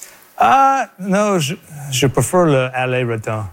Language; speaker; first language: French; non-native, local second language; English